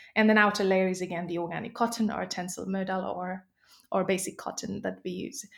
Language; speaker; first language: English; non-native, local second language; Nepali